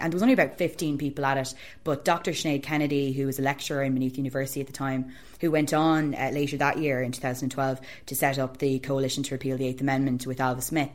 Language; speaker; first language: English; native; English